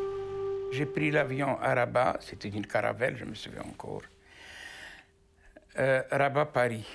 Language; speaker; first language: French; non-native, local second language; Arabic